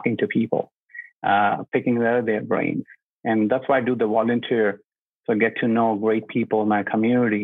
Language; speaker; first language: English; non-native, local second language; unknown